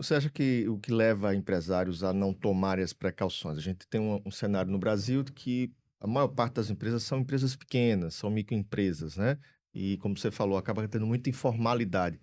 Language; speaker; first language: Portuguese; native; Portuguese